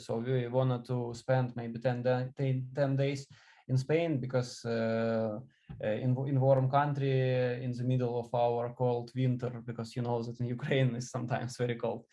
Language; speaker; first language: English; non-native, learner; Ukrainian